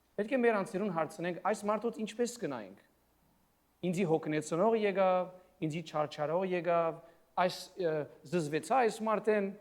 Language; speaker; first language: Armenian; early bilingual, heritage; Armenian